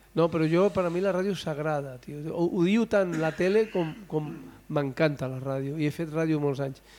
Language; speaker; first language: Catalan; non-native, local second language; Spanish